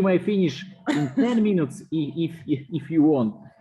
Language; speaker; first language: English; non-native, fluent; Russian